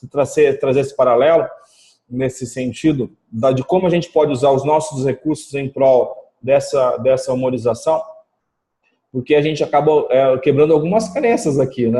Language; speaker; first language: Portuguese; native; Portuguese